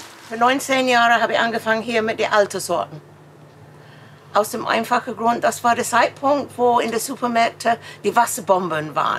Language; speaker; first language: German; non-native, fluent; English